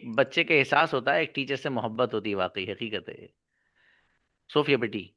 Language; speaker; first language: Hindi; native; Hindi